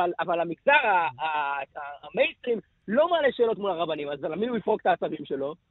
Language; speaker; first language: Hebrew; non-native, local second language; Yiddish